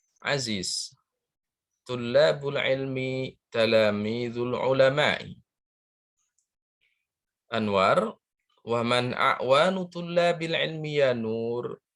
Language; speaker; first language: Arabic; non-native, fluent; Indonesian